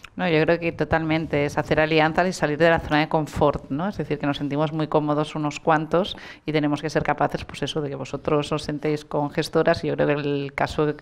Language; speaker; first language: Spanish; non-native, local second language; Catalan